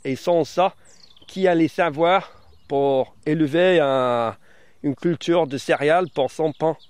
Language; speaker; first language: French; non-native, fluent; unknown